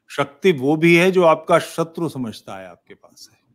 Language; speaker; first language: Hindi; native; Hindi